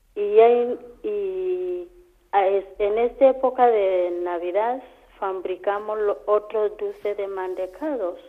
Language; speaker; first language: Spanish; non-native, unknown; Kamba